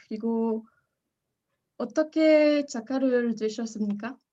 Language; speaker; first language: Korean; non-native, learner; French